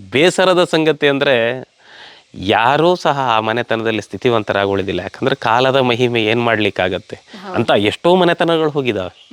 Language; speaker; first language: Kannada; native; Kannada